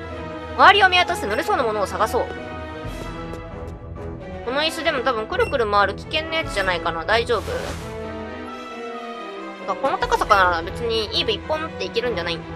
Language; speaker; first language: Japanese; native; Japanese